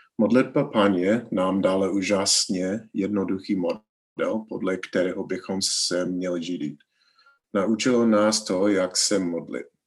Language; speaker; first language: Czech; non-native, learner; English